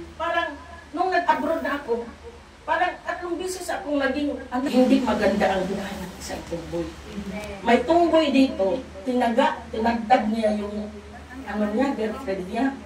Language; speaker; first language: Filipino; non-native, local second language; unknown